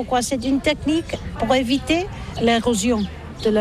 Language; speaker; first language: French; non-native, learner; Catalan